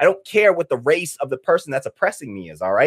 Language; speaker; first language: English; native; English